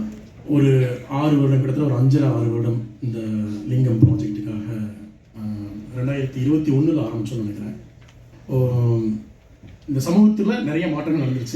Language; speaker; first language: Tamil; native; Tamil